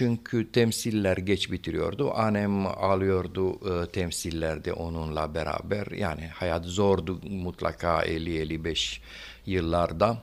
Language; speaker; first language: Turkish; non-native, fluent; Romanian